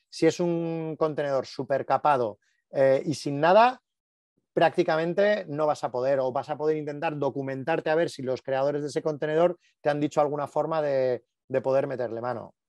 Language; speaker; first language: Spanish; native; Spanish